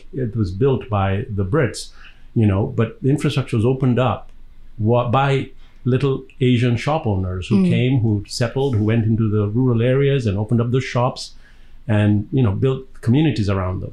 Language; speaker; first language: English; non-native, local second language; Gujarati